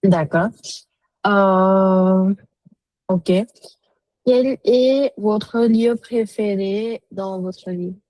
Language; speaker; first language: French; non-native, fluent; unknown